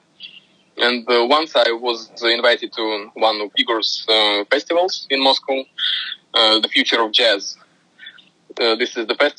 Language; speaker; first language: English; non-native, fluent; Russian